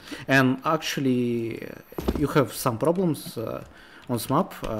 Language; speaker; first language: English; non-native, learner; Russian